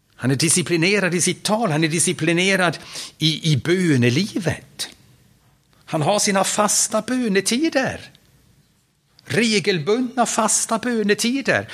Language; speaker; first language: Swedish; non-native, fluent; German